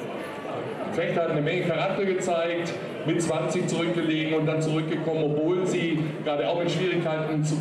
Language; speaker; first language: German; native; German